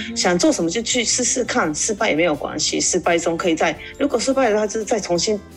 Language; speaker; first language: Chinese; non-native, fluent; Japanese